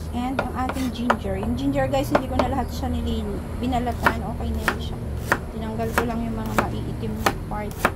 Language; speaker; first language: Filipino; non-native, local second language; Hiligaynon